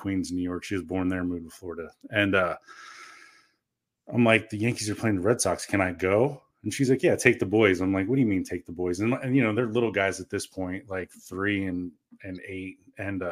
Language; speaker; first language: English; early bilingual, other home language; Korean